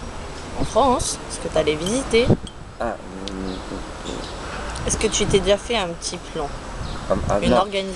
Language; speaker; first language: French; native; French